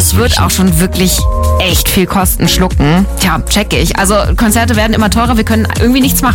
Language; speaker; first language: German; native; German